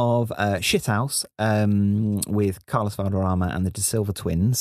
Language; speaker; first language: English; native; English